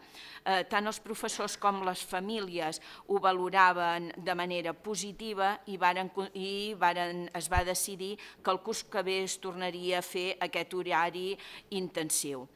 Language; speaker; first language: Catalan; native; Catalan